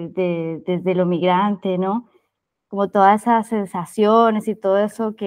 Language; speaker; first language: Spanish; native; Spanish